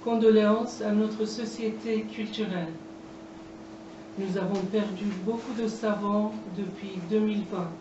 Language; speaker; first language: French; non-native, fluent; Persian